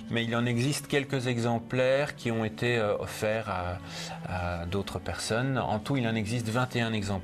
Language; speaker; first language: French; native; French